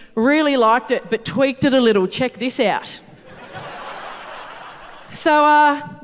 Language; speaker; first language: English; native; English